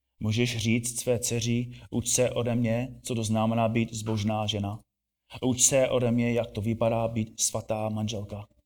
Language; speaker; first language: Czech; non-native, fluent; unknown